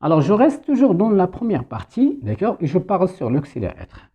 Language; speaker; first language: French; non-native, local second language; Arabic